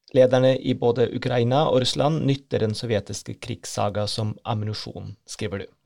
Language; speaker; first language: Norwegian; non-native, fluent; German